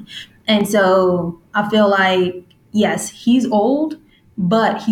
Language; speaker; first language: English; native; English